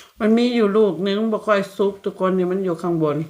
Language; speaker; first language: Thai; non-native, local second language; Lao